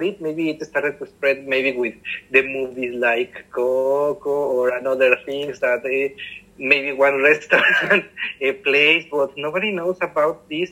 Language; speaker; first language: English; non-native, fluent; Spanish